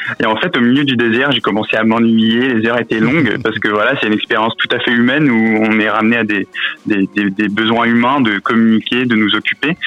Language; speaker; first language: French; native; French